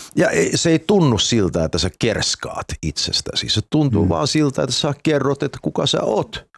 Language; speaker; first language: Finnish; early bilingual, heritage; Finnish